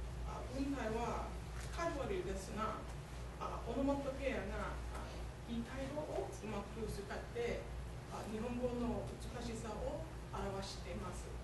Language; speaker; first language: Japanese; non-native, learner; English